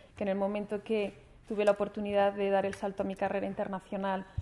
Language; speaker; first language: Spanish; native; Spanish